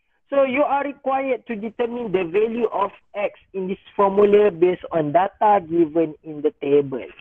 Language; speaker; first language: English; non-native, local second language; Malay